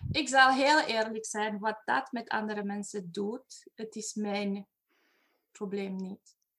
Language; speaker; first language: Dutch; non-native, fluent; Romanian